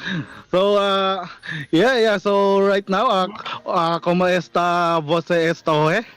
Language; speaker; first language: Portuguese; non-native, learner; English